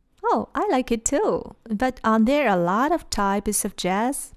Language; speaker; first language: English; non-native, fluent; Chinese